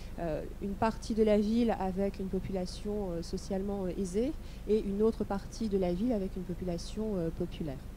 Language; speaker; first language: French; native; French